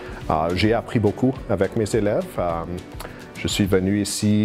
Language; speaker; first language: French; non-native, local second language; English